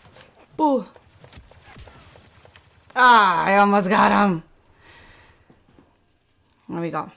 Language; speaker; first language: English; native; English